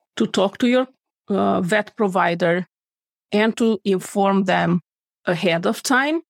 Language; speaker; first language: English; non-native, fluent; Romanian